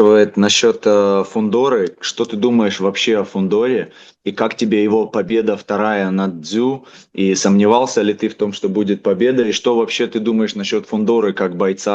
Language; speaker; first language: Russian; native; Russian